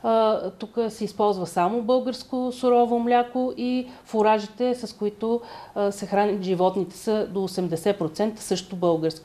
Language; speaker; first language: Bulgarian; native; Bulgarian